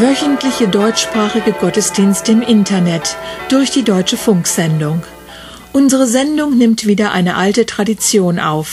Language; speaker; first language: German; native; German